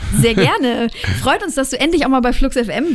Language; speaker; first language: German; native; German